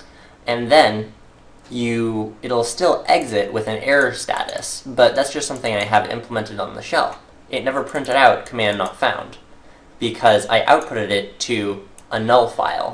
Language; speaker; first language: English; native; English